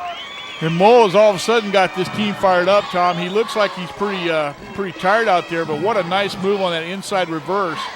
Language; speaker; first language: English; native; English